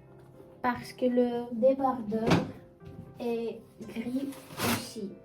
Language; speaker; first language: French; non-native, learner; Russian